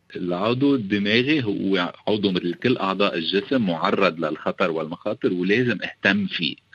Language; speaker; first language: Arabic; native; Arabic